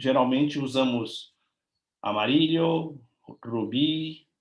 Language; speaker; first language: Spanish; non-native, learner; Portuguese